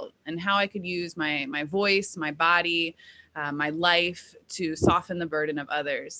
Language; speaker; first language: English; native; English